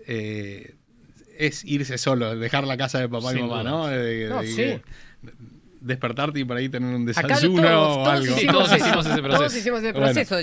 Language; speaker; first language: Spanish; native; Spanish